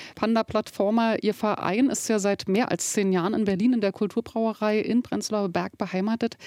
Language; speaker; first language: German; native; German